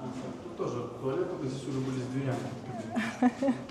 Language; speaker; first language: Russian; native; Russian